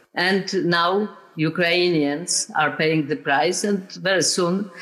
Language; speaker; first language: English; non-native, fluent; Polish